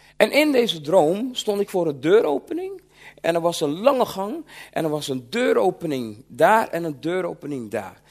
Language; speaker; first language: Dutch; early bilingual, other home language; Sranan Tongo